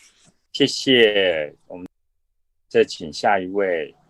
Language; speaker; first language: Chinese; native; Chinese